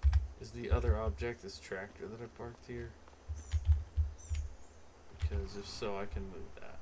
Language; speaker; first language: English; native; English